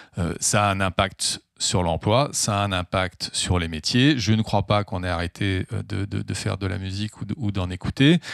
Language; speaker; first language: French; native; French